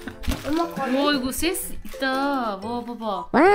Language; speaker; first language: Korean; non-native, fluent; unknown